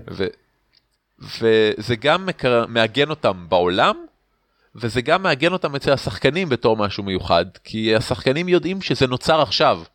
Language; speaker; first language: Hebrew; native; Hebrew